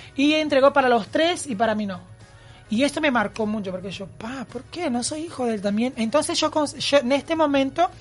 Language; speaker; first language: Spanish; non-native, learner; Portuguese